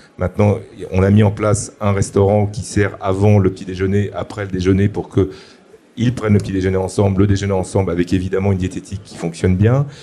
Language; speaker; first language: French; native; French